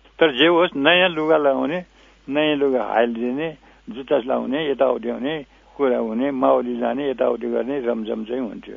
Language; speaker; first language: Nepali; non-native, local second language; Newari